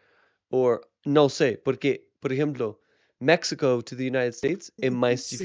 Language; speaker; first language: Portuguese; non-native, learner; English